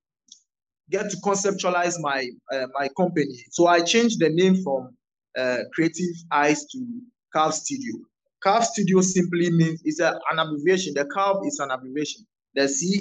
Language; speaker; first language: English; non-native, local second language; Ewe